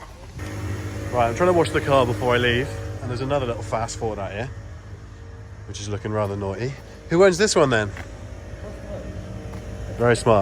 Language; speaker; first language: English; native; English